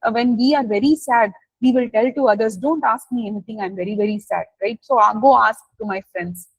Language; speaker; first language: English; non-native, local second language; Tamil